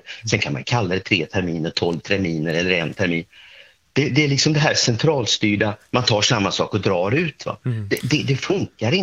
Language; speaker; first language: Swedish; native; Swedish